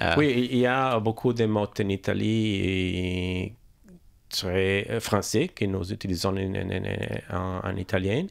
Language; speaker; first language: French; non-native, learner; Italian